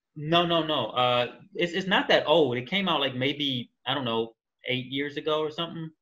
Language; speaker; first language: English; native; English